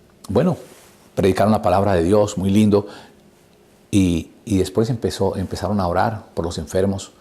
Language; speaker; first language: Spanish; native; Spanish